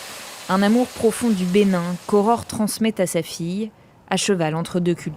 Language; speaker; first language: French; native; French